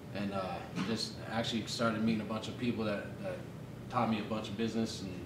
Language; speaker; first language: English; native; English